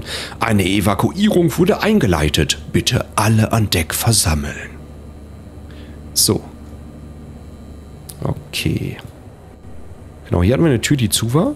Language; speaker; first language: German; native; German